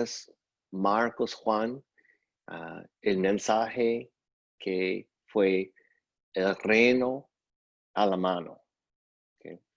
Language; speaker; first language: Spanish; non-native, fluent; English